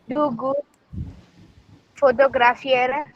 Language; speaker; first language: German; non-native, learner; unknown